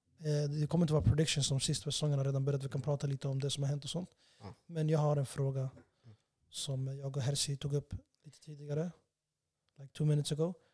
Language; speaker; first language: Swedish; early bilingual, other home language; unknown